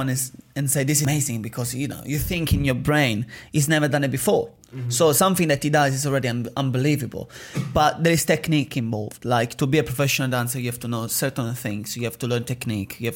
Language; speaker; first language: English; non-native, fluent; Italian